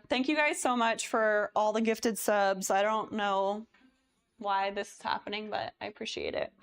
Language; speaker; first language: English; native; English